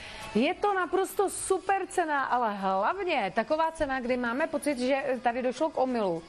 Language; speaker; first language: Czech; native; Czech